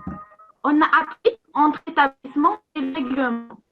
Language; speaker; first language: French; non-native, local second language; Arabic